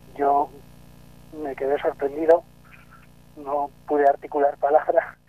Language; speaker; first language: Spanish; native; Spanish